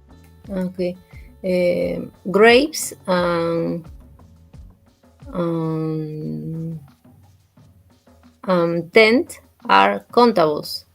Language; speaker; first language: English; non-native, learner; Spanish